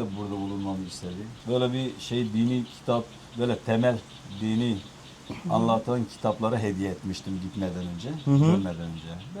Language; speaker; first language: Turkish; native; Turkish